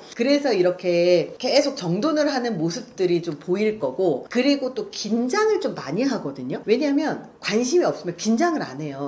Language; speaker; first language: Korean; native; Korean